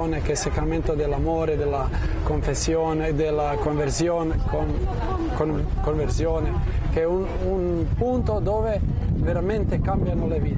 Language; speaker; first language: Italian; non-native, fluent; Croatian